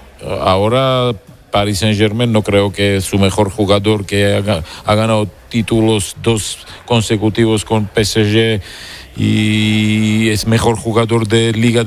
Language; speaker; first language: Spanish; non-native, learner; Georgian